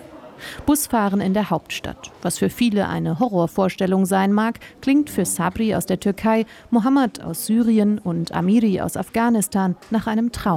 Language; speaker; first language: German; native; German